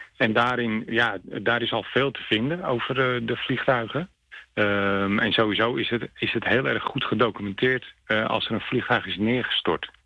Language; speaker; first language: Dutch; native; Dutch